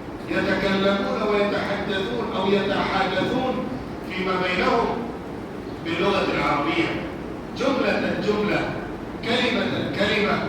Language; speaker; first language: Arabic; non-native, fluent; Urdu